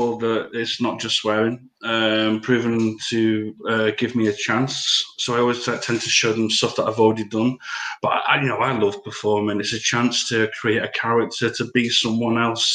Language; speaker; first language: English; native; English